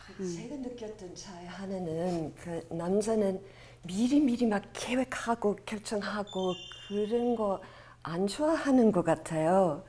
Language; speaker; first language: Korean; non-native, fluent; English